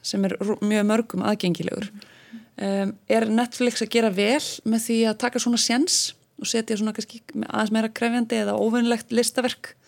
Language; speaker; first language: Icelandic; native; Icelandic